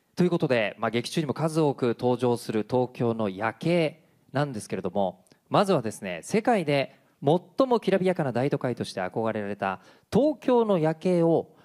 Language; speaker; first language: Japanese; native; Japanese